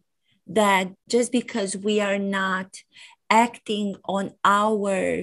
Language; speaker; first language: English; non-native, fluent; Romanian